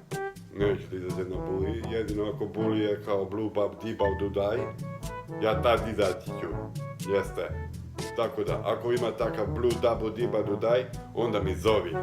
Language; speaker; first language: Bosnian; non-native, local second language; Hungarian